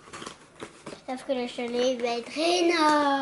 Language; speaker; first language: French; early bilingual, heritage; French